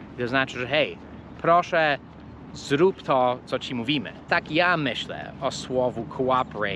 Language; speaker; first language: Polish; non-native, fluent; English